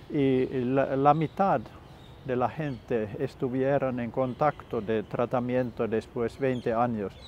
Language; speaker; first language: Spanish; non-native, learner; Finnish